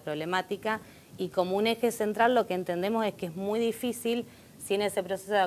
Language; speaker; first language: Spanish; native; Spanish